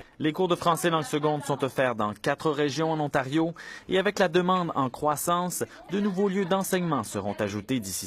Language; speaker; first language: French; native; French